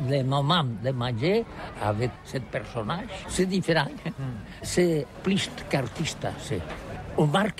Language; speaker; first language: French; non-native, learner; Catalan